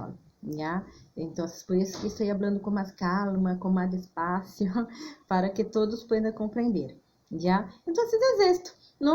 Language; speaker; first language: Spanish; non-native, fluent; Portuguese